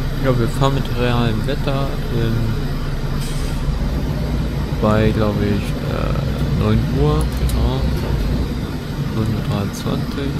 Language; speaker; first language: German; native; German